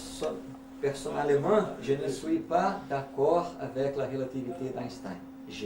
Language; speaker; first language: French; non-native, learner; Portuguese